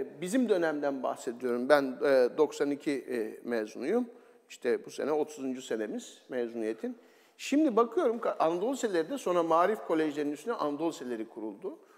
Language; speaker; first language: Turkish; native; Turkish